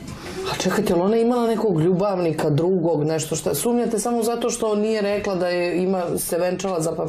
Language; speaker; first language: Serbian; native; Serbian